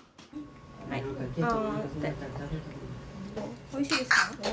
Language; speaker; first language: Japanese; non-native, learner; Indonesian